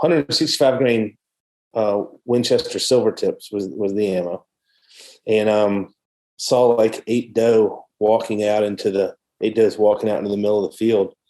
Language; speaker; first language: English; native; English